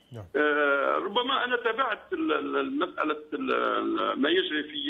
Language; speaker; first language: Arabic; native; Arabic